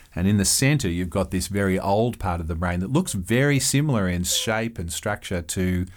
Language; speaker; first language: English; native; English